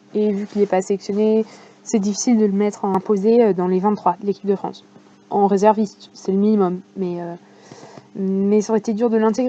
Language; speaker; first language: French; native; French